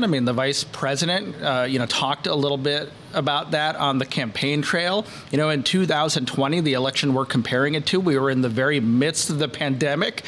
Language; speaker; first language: English; native; English